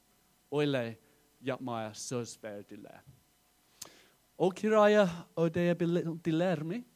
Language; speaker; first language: Turkish; non-native, fluent; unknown